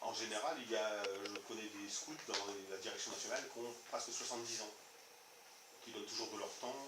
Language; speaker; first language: French; native; French